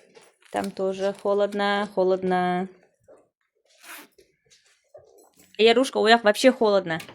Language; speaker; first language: Russian; non-native, local second language; Kazakh